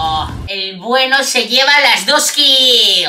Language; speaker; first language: Spanish; native; Spanish